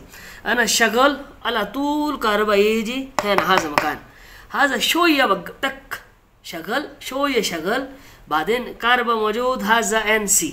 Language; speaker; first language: Arabic; non-native, learner; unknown